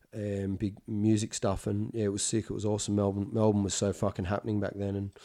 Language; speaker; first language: English; native; English